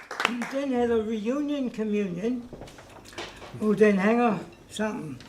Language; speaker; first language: Danish; non-native, fluent; English